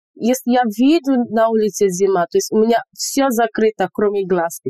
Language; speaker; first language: Russian; non-native, fluent; English